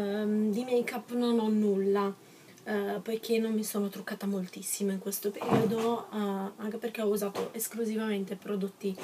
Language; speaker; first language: Italian; native; Italian